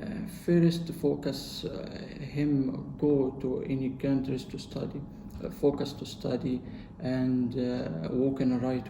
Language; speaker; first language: English; non-native, learner; Arabic